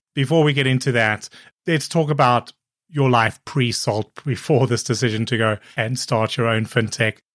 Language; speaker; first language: English; native; English